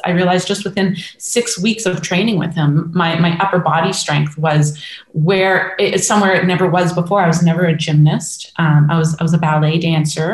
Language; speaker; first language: English; native; English